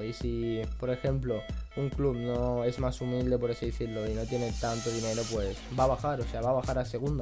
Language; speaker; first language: Spanish; native; Spanish